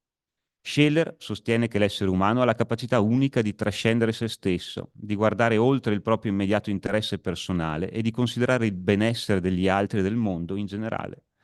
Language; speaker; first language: Italian; native; Italian